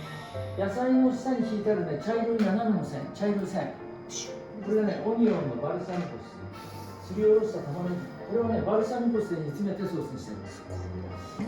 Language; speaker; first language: Japanese; native; Japanese